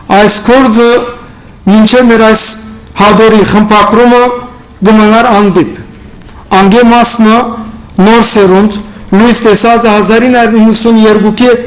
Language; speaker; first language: Armenian; native; Armenian